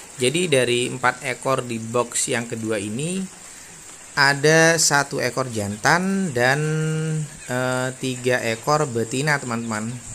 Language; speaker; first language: Indonesian; native; Indonesian